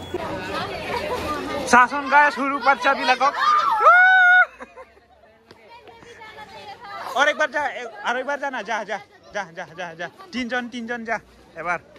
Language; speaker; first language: Hindi; non-native, local second language; Assamese